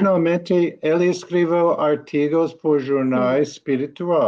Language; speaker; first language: Portuguese; non-native, learner; English